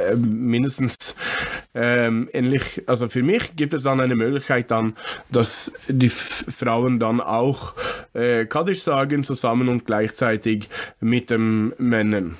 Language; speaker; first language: German; non-native, fluent; English